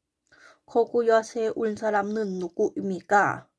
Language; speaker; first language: Korean; non-native, learner; Thai